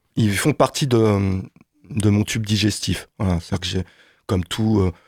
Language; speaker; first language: French; native; French